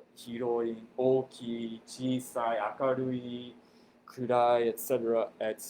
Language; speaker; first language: Japanese; non-native, fluent; English